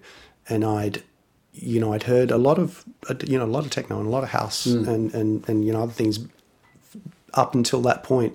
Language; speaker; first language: English; native; English